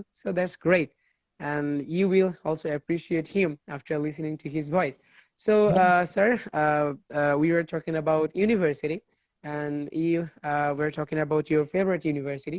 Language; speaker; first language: English; non-native, fluent; Bangla